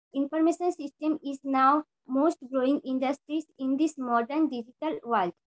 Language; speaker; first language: English; non-native, local second language; Bangla